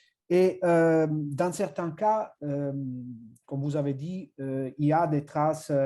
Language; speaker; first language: French; non-native, fluent; Italian